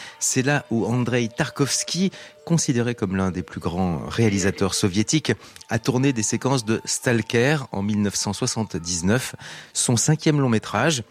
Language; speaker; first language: French; native; French